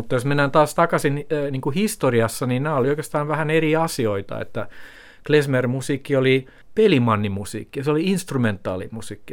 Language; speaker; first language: Finnish; native; Finnish